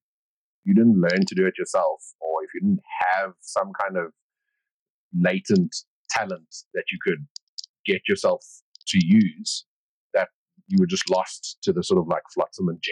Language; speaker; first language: English; native; English